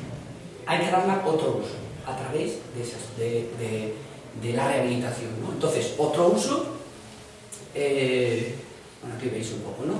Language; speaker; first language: Spanish; native; Spanish